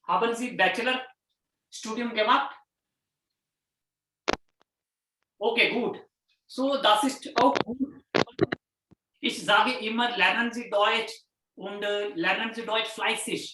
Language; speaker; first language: German; non-native, fluent; Hindi